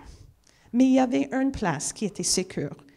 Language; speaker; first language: French; non-native, fluent; English